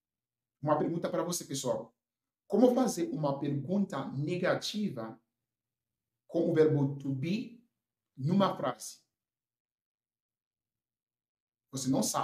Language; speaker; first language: Portuguese; non-native, fluent; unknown